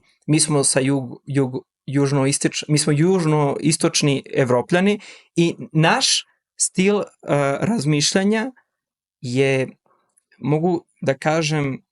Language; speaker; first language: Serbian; early bilingual, heritage; Serbian